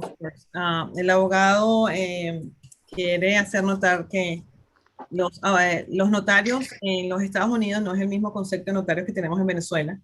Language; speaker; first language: Spanish; native; Spanish